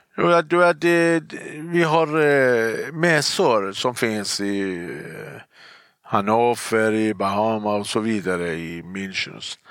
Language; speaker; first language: Swedish; non-native, fluent; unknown